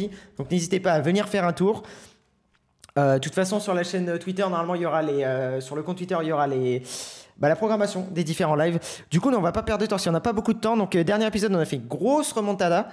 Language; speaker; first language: French; native; French